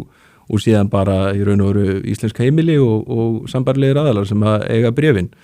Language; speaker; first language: Icelandic; native; Icelandic